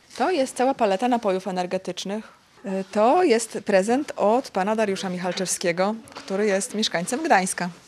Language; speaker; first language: Polish; native; Polish